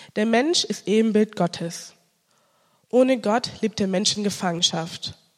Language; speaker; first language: German; early bilingual, other home language; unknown